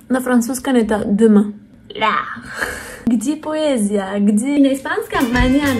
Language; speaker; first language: Russian; non-native, fluent; French